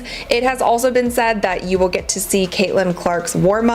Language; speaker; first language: English; native; English